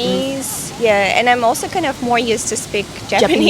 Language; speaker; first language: English; non-native, fluent; Russian